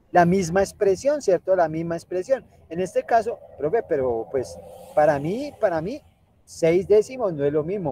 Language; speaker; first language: Spanish; native; Spanish